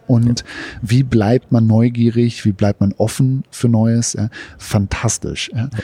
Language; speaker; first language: German; native; German